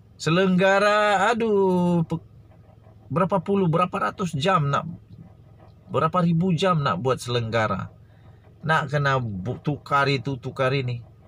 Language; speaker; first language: Malay; native; Malay